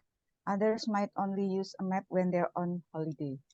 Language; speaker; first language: English; non-native, learner; Indonesian